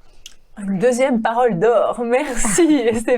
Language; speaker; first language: French; native; French